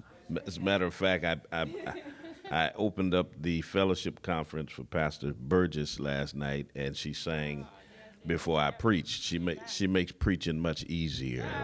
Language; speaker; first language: English; native; English